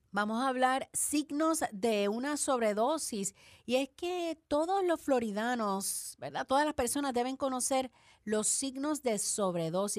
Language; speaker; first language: Spanish; native; Spanish